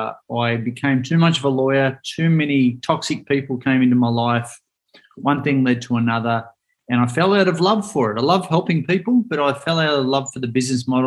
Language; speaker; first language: English; native; English